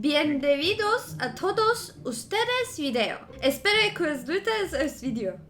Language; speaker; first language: Spanish; non-native, learner; Turkish